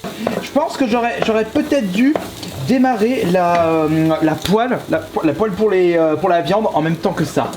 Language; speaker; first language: French; native; French